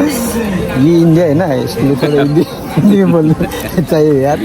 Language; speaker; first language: Hindi; non-native, learner; Nepali